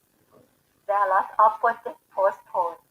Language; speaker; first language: English; non-native, learner; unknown